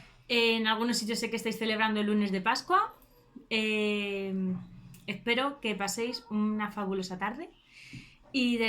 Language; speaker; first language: Spanish; native; Spanish